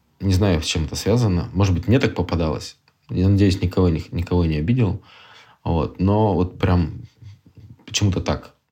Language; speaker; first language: Russian; native; Russian